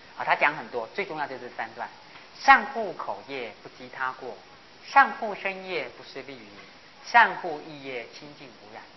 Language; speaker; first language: Chinese; non-native, local second language; Hakka Chinese